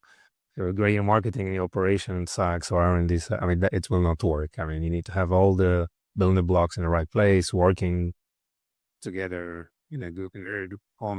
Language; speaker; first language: English; non-native, fluent; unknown